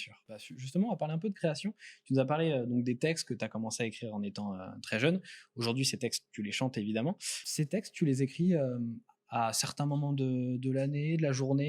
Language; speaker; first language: French; native; French